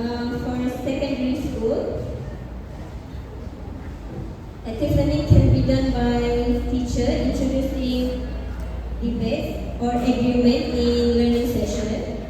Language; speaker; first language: English; non-native, learner; Malay